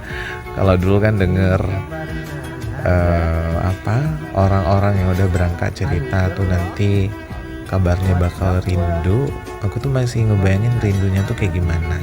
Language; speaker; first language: Indonesian; native; Indonesian